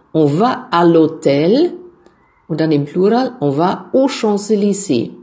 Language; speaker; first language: French; non-native, fluent; German